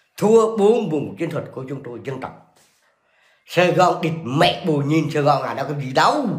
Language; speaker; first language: Vietnamese; non-native, local second language; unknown